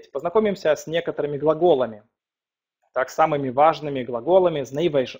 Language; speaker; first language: Polish; non-native, fluent; Russian